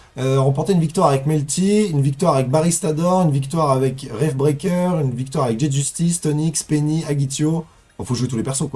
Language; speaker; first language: French; native; French